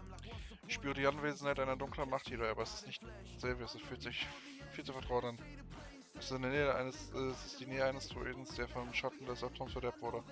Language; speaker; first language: German; native; German